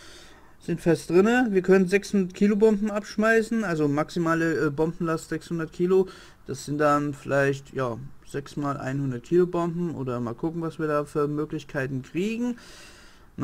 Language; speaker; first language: German; native; German